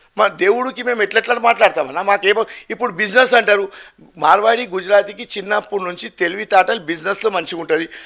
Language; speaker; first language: Telugu; non-native, local second language; Gujarati